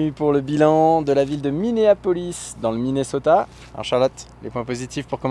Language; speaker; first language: French; native; French